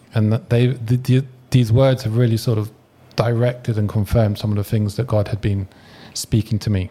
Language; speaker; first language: English; native; English